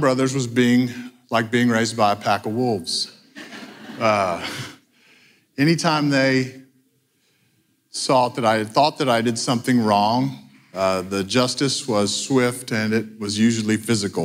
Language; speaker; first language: English; native; English